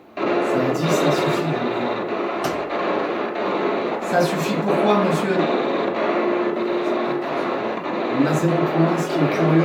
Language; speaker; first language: French; native; French